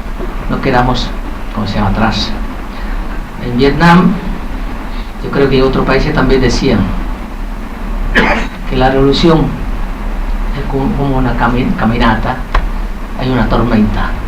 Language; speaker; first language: Spanish; non-native, fluent; Vietnamese